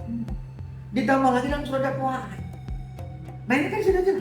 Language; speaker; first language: Indonesian; native; Indonesian